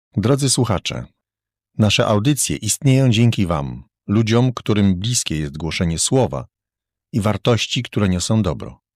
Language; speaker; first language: Polish; native; Polish